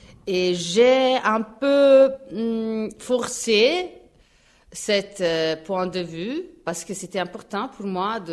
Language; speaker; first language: French; non-native, fluent; Italian